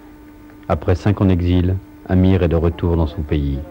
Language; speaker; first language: French; native; French